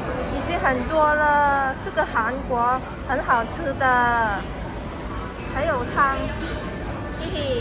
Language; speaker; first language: Chinese; non-native, local second language; Cantonese